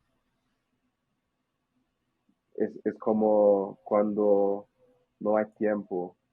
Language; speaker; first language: Spanish; non-native, learner; English